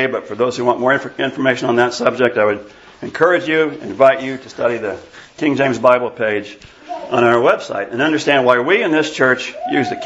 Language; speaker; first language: English; native; English